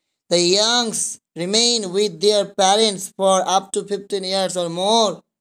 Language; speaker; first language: English; non-native, local second language; Bangla